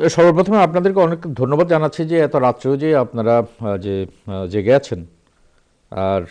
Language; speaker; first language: Bangla; native; Bangla